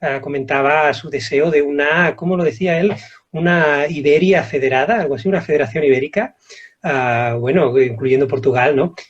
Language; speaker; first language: Spanish; native; Spanish